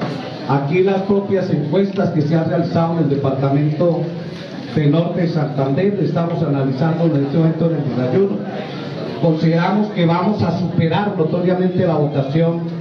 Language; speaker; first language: Spanish; native; Spanish